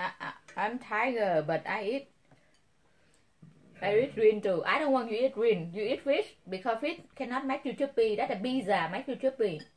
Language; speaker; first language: English; non-native, learner; Vietnamese